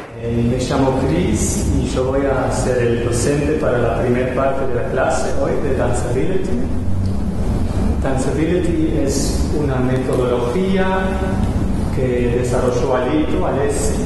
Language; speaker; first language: Spanish; non-native, fluent; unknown